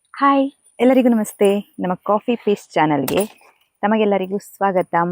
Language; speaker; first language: Kannada; non-native, local second language; Tulu